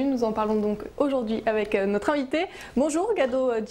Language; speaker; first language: French; native; French